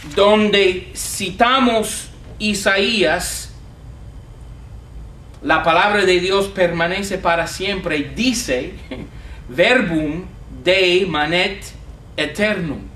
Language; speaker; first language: Spanish; non-native, fluent; English